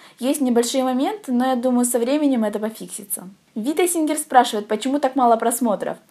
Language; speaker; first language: Russian; native; Russian